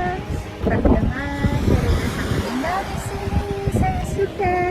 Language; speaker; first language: Indonesian; non-native, learner; English